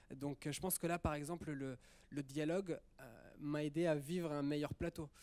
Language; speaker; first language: French; early bilingual, other home language; Italian